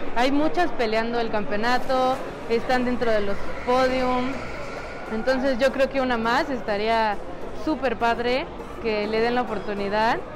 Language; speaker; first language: Spanish; native; Spanish